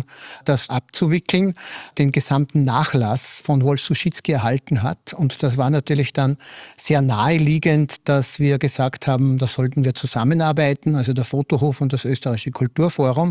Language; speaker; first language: German; native; German